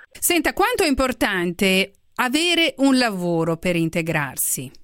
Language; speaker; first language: Italian; native; Italian